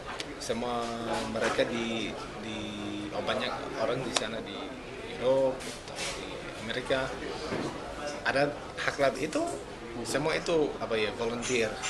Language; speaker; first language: Indonesian; non-native, learner; English